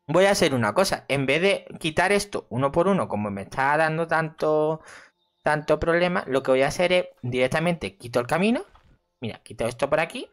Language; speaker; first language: Spanish; native; Spanish